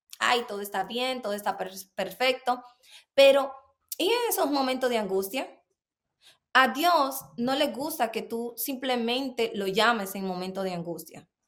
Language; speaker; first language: Spanish; native; Spanish